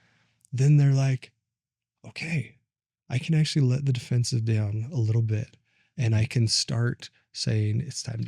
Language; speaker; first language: English; native; English